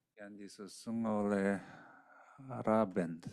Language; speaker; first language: Indonesian; non-native, fluent; Japanese